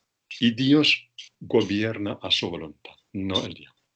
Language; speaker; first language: Spanish; non-native, fluent; Russian